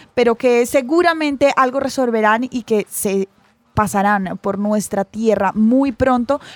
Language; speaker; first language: Spanish; native; Spanish